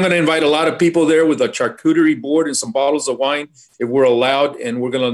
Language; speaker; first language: English; native; English